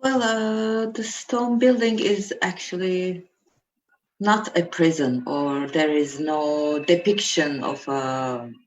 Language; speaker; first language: English; non-native, fluent; Turkish